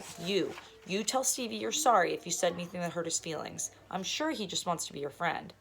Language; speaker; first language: English; native; English